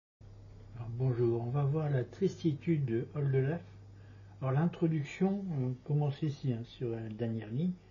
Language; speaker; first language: French; native; French